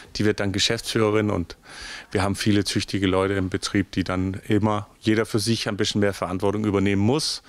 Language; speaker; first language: German; non-native, fluent; Danish